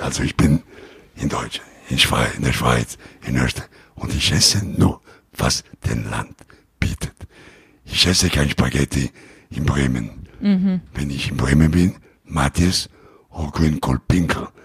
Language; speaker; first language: German; non-native, fluent; Italian